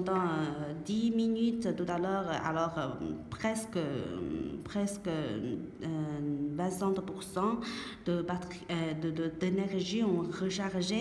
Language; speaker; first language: French; non-native, learner; Chinese